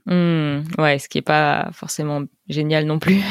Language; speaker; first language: French; native; French